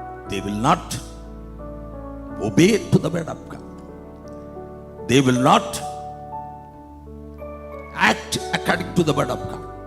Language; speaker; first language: English; non-native, local second language; Tamil